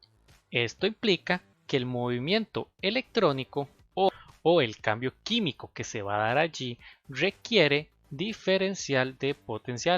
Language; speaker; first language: Spanish; native; Spanish